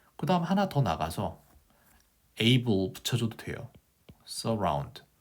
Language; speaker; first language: Korean; native; Korean